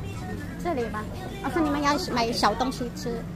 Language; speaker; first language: Chinese; non-native, learner; Filipino